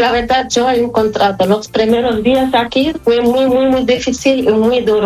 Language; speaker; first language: Spanish; non-native, learner; Arabic